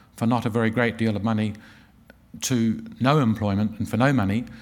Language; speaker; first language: English; native; English